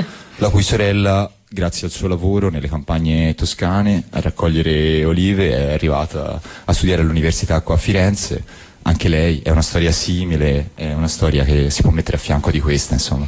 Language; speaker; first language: Italian; native; Italian